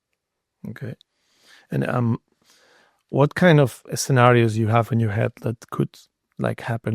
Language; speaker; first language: English; non-native, fluent; Spanish